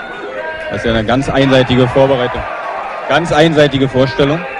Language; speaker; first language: German; native; German